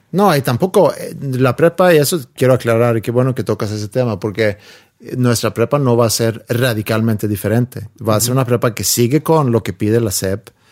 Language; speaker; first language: Spanish; non-native, fluent; Swedish